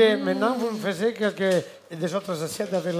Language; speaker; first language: French; non-native, learner; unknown